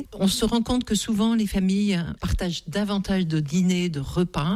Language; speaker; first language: French; native; French